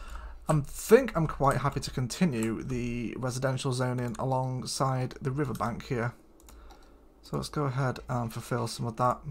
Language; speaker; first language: English; native; English